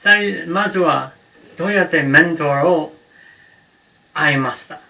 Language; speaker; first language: Japanese; non-native, learner; English